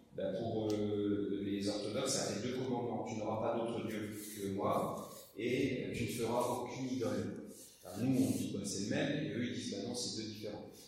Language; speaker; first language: French; native; French